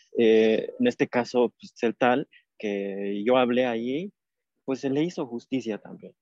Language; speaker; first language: Spanish; non-native, local second language; Tzeltal